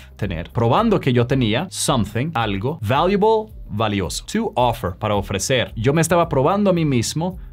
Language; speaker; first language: Spanish; non-native, fluent; Swedish